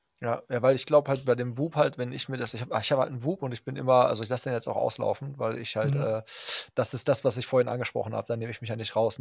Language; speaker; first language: German; native; German